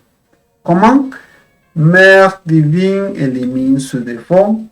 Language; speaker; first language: French; non-native, fluent; Spanish